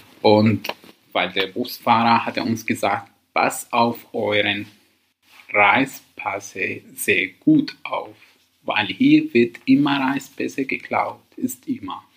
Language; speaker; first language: German; non-native, learner; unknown